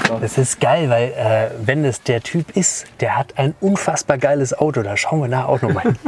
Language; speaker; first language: German; native; German